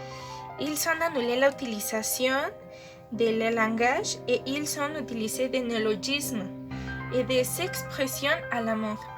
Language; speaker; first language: French; non-native, learner; Spanish